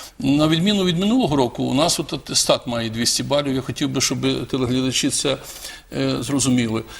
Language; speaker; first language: Ukrainian; native; Ukrainian